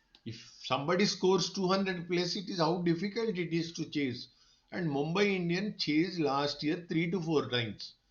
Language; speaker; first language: English; non-native, local second language; Telugu